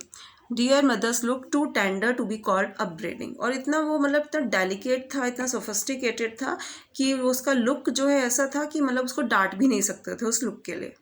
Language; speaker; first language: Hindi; native; Hindi